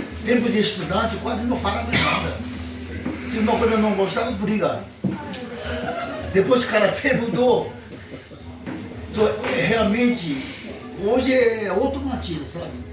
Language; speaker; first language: Portuguese; non-native, learner; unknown